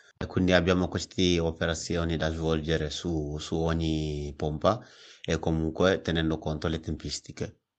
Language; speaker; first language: Italian; non-native, fluent; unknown